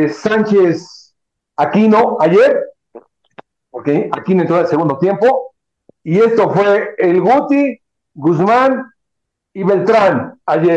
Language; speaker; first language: Spanish; native; Spanish